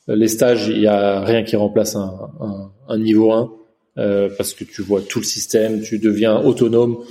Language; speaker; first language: French; early bilingual, other home language; Chinese